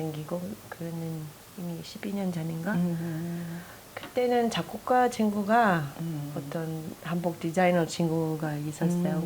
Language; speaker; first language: Korean; non-native, fluent; English